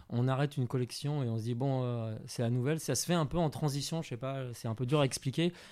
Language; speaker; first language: French; early bilingual, other home language; Chinese